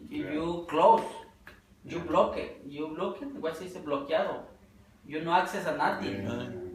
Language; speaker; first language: English; non-native, learner; Spanish